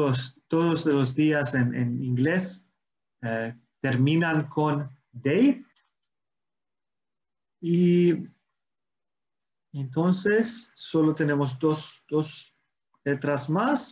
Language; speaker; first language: Spanish; non-native, fluent; English